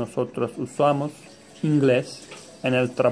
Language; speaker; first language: Spanish; non-native, learner; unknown